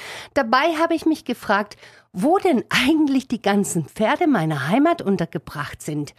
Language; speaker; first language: German; native; German